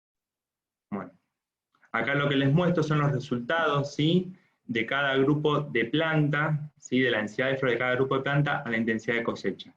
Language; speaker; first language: Spanish; native; Spanish